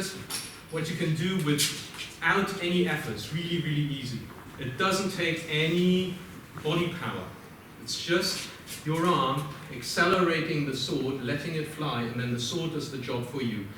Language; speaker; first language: English; non-native, fluent; German